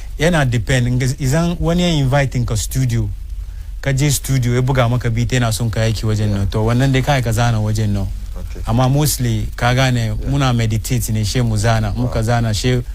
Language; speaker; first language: Hausa; non-native, local second language; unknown